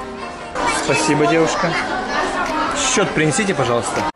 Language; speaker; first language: Russian; native; Russian